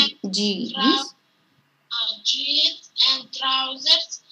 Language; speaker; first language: English; non-native, learner; Russian